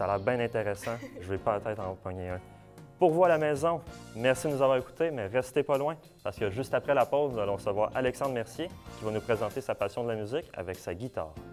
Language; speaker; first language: French; native; French